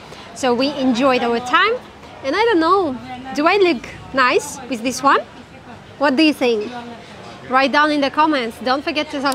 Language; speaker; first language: English; non-native, learner; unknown